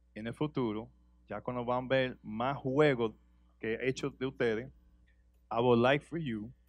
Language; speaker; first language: Spanish; early bilingual, heritage; Spanish